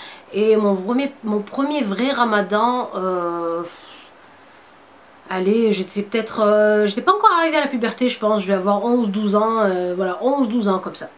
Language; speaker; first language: French; native; French